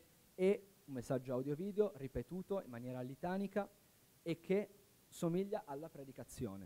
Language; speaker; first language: Italian; native; Italian